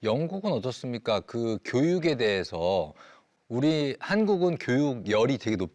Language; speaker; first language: Korean; native; Korean